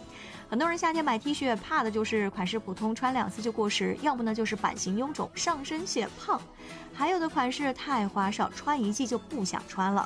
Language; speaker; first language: Chinese; native; Chinese